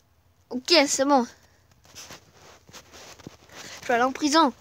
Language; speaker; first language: French; native; French